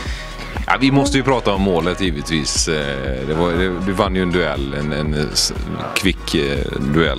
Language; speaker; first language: Swedish; native; Swedish